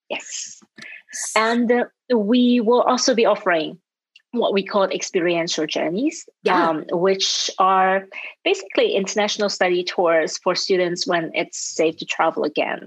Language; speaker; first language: English; non-native, local second language; Cantonese